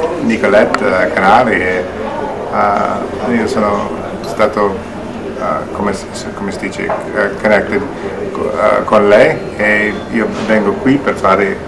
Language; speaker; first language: Italian; non-native, learner; English